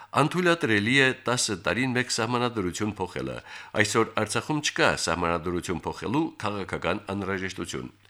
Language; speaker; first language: Armenian; native; Armenian